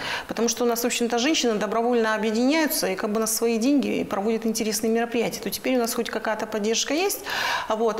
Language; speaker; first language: Russian; native; Russian